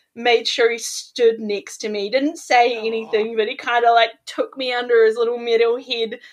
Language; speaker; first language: English; native; English